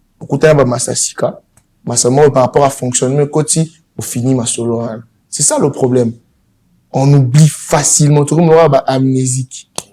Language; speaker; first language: French; non-native, local second language; Lingala